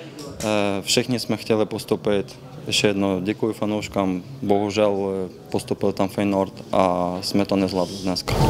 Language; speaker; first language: Czech; non-native, fluent; Ukrainian